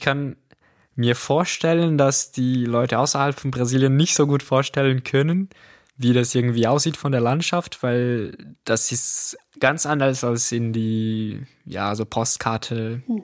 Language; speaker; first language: German; non-native, fluent; Portuguese